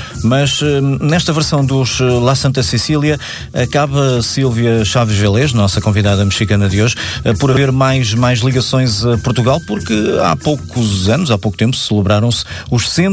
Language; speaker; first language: Portuguese; native; Portuguese